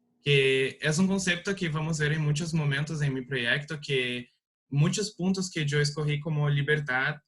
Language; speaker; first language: Spanish; non-native, learner; Portuguese